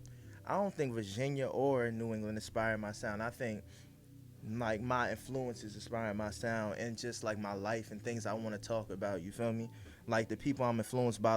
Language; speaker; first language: English; native; English